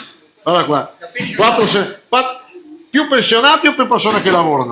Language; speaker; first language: Italian; native; Italian